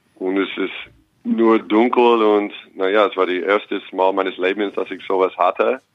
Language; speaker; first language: German; non-native, fluent; English